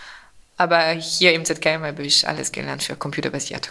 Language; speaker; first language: German; non-native, fluent; French